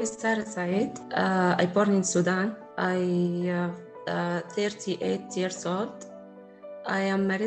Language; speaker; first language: English; non-native, learner; Arabic